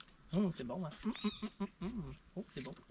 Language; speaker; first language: French; native; French